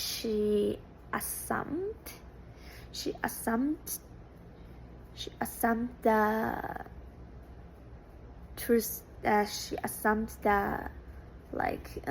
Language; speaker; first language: English; non-native, fluent; Japanese